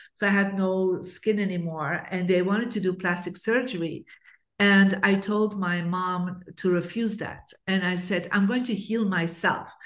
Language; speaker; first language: English; non-native, fluent; Dutch